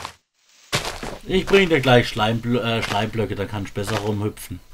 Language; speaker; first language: German; native; German